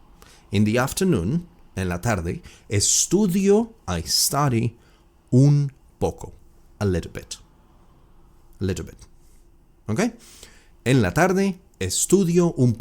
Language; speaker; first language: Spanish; non-native, fluent; English